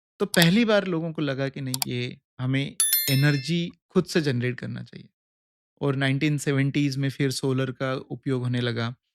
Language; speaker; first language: Hindi; native; Hindi